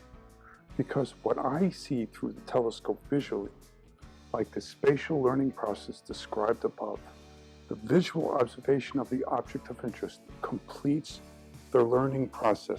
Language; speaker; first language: English; native; English